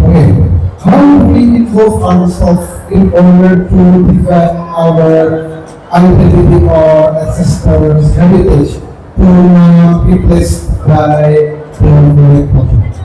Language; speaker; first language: English; non-native, fluent; Indonesian